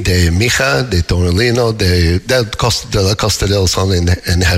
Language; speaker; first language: Spanish; non-native, learner; English